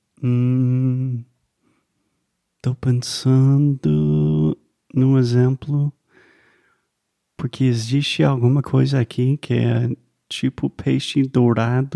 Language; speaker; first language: Portuguese; non-native, fluent; English